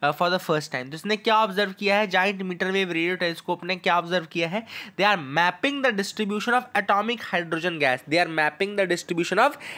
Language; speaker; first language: Hindi; native; Hindi